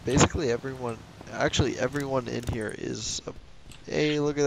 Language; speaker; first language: English; native; English